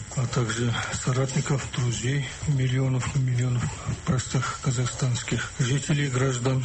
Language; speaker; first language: Russian; non-native, local second language; Kazakh